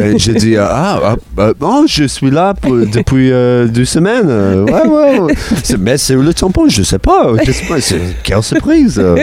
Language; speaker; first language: French; non-native, learner; English